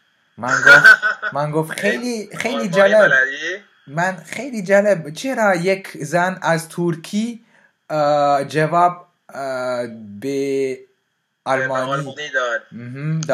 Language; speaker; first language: Persian; non-native, learner; French